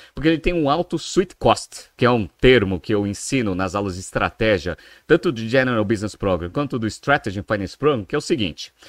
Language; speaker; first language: Portuguese; native; Portuguese